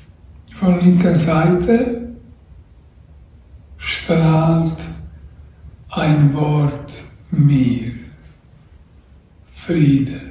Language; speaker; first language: German; non-native, learner; Croatian